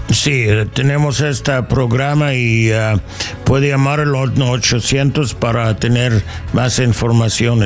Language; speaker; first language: Spanish; non-native, learner; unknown